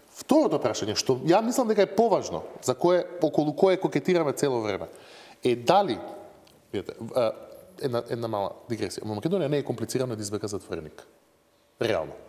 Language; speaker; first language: Macedonian; native; Macedonian